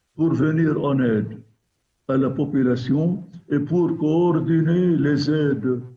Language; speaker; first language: French; non-native, local second language; Arabic